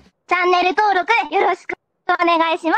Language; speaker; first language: Japanese; native; Japanese